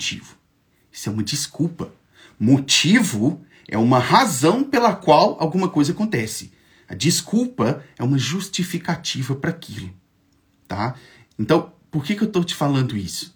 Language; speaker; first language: Portuguese; native; Portuguese